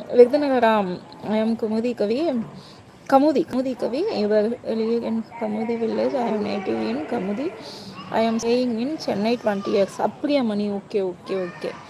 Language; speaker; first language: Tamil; non-native, local second language; Telugu